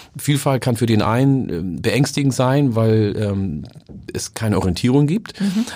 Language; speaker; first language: German; early bilingual, other home language; Oromo